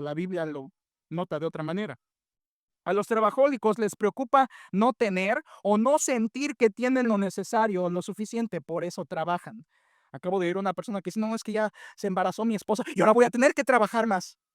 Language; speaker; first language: Spanish; native; Spanish